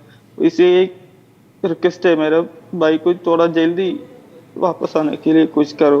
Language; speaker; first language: Hindi; non-native, local second language; Malayalam